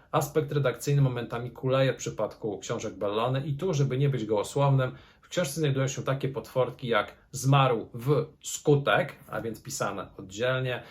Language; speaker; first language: Polish; native; Polish